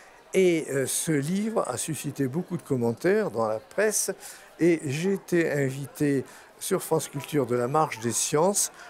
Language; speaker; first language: French; native; French